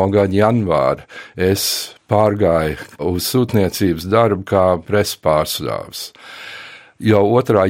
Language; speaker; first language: Latvian; early bilingual, heritage; Latvian